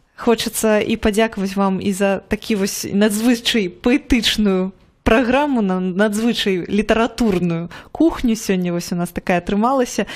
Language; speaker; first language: Belarusian; native; Belarusian